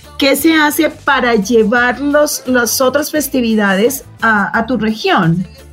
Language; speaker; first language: Spanish; native; Spanish